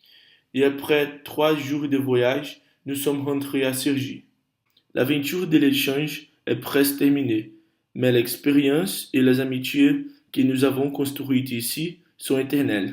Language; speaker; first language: French; non-native, learner; Portuguese